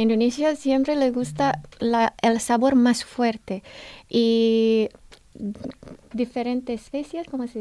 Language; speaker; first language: Spanish; non-native, learner; Indonesian